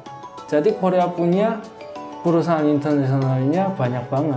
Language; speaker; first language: Indonesian; non-native, fluent; Korean